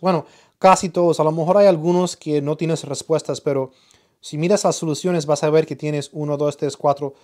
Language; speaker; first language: Spanish; early bilingual, heritage; Spanish